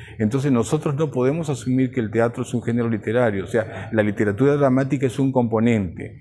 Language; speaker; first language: Spanish; native; Spanish